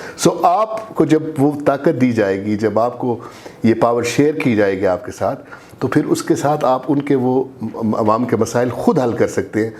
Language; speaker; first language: Urdu; non-native, local second language; Saraiki